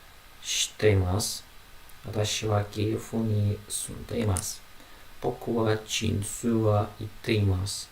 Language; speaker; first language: Japanese; non-native, learner; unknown